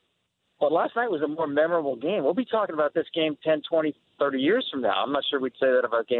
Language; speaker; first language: English; native; English